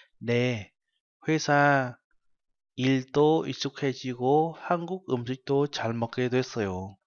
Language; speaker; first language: Korean; non-native, fluent; Vietnamese